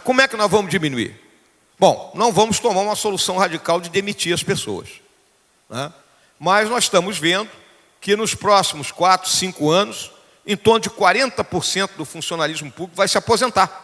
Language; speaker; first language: Portuguese; native; Portuguese